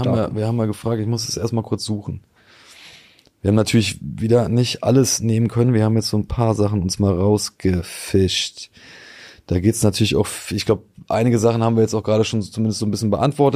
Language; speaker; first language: German; native; German